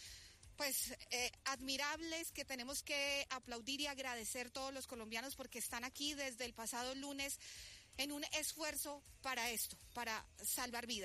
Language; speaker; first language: Spanish; native; Spanish